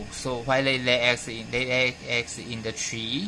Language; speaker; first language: English; non-native, fluent; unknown